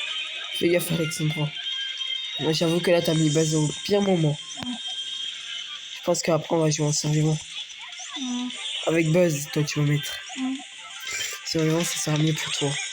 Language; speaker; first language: French; native; French